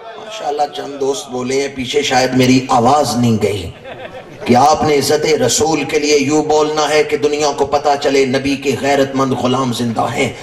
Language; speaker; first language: Urdu; non-native, local second language; Punjabi